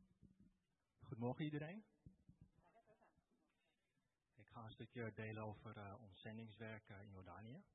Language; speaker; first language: Dutch; early bilingual, other home language; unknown